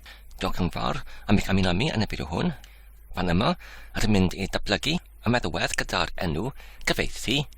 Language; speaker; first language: Welsh; non-native, learner; English